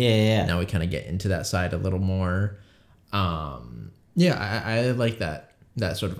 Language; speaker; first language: English; native; English